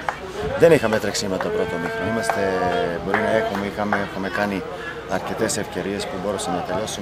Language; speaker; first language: Greek; non-native, learner; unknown